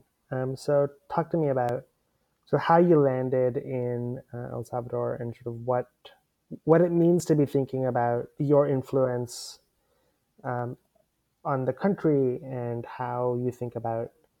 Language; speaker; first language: English; non-native, local second language; Hindi